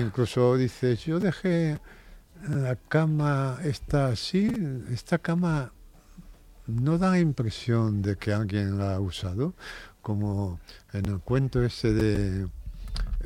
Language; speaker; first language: Spanish; native; Spanish